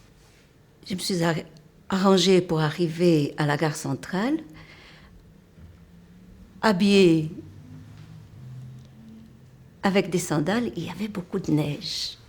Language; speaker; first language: French; non-native, fluent; Portuguese